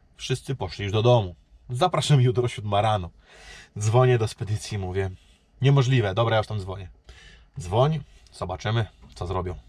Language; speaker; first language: Polish; native; Polish